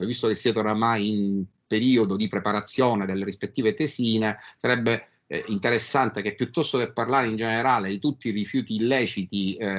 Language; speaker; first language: Italian; native; Italian